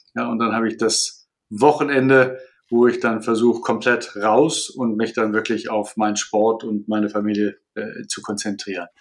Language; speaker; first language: German; non-native, fluent; Malay